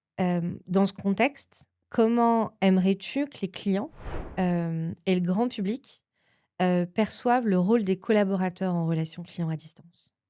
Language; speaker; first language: French; native; French